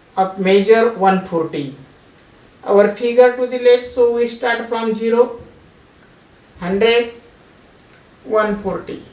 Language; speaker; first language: English; non-native, local second language; Marathi